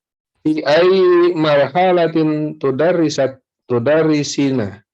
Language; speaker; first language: Arabic; non-native, learner; Indonesian